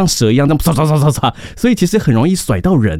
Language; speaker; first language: Chinese; native; Chinese